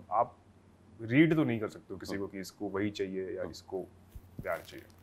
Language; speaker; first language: Hindi; native; Hindi